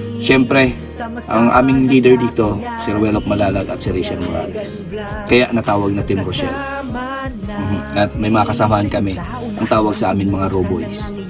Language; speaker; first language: Filipino; native; Filipino